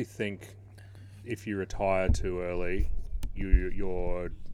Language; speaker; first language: English; native; English